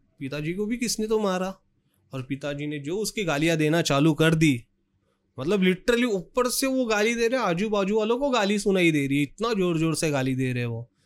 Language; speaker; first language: Hindi; non-native, local second language; Marathi